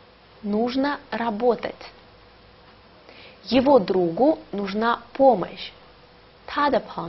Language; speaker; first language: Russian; non-native, fluent; Chinese